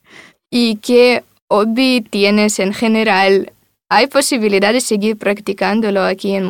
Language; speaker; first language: Spanish; non-native, fluent; Russian